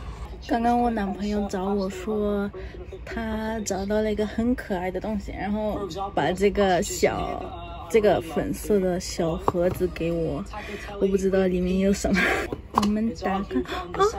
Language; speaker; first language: Chinese; non-native, fluent; Spanish